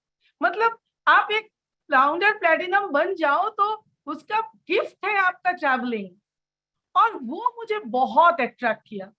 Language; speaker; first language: Hindi; non-native, local second language; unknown